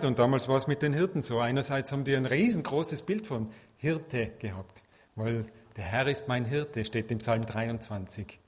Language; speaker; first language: German; native; German